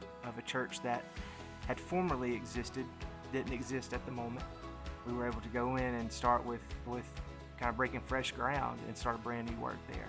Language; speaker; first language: English; native; English